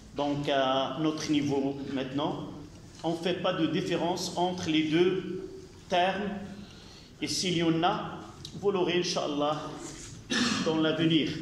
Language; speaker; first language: French; non-native, local second language; Arabic